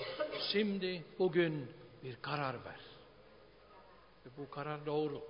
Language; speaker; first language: Turkish; non-native, fluent; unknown